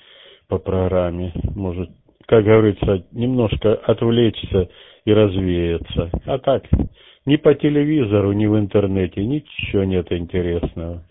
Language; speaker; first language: Russian; native; Russian